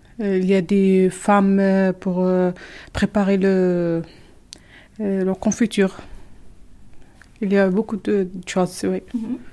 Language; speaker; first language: French; non-native, learner; Arabic